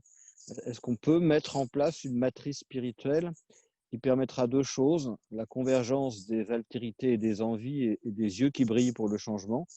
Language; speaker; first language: French; native; French